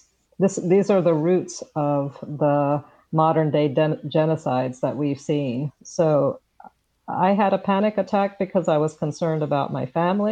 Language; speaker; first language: English; native; English